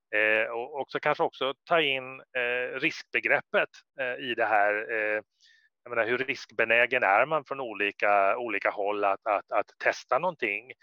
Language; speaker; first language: Swedish; native; Swedish